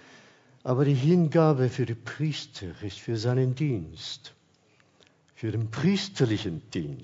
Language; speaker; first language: German; non-native, fluent; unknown